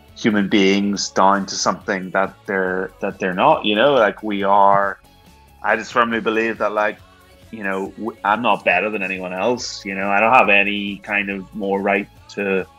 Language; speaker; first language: English; native; English